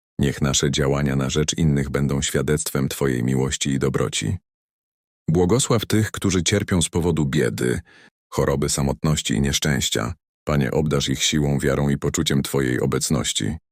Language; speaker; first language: Polish; native; Polish